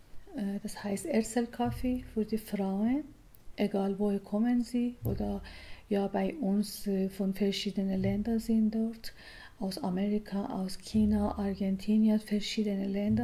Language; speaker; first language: German; non-native, learner; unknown